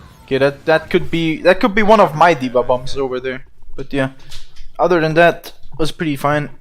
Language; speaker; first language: English; non-native, fluent; German